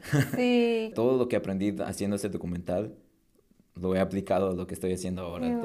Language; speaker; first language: Spanish; early bilingual, heritage; Spanish